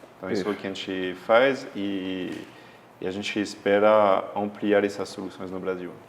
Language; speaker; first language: Portuguese; non-native, fluent; French